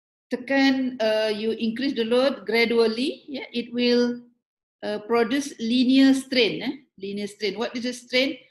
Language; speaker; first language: English; non-native, local second language; Malay